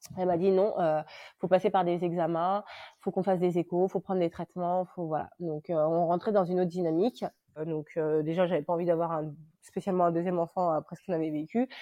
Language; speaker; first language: French; early bilingual, other home language; Lingala